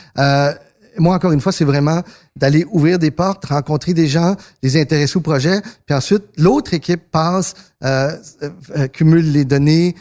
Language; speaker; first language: French; early bilingual, other home language; Spanish